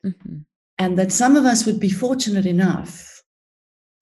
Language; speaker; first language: English; early bilingual, other home language; Greek